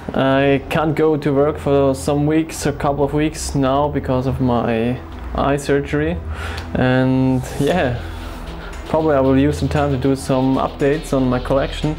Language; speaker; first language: English; non-native, fluent; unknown